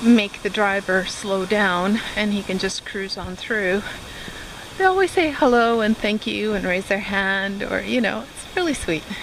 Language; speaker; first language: English; native; English